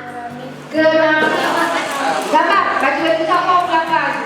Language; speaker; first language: Indonesian; native; Indonesian